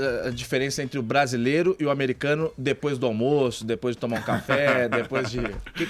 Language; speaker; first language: Portuguese; native; Portuguese